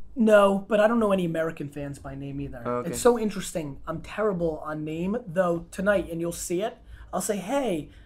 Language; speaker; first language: English; non-native, fluent; Russian